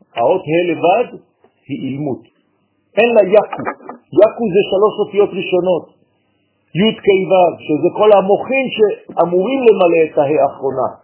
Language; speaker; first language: Hebrew; non-native, fluent; French